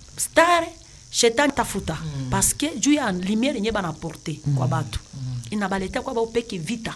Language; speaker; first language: Swahili; native; Swahili